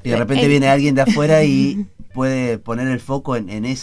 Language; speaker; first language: Spanish; native; Spanish